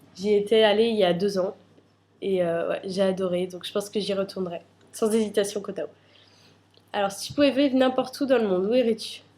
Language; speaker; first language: French; early bilingual, other home language; Arabic